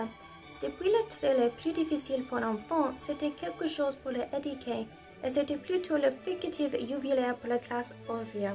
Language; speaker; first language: French; non-native, learner; English